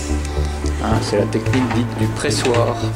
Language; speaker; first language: French; native; French